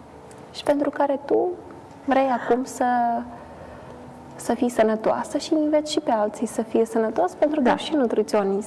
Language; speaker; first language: Romanian; native; Romanian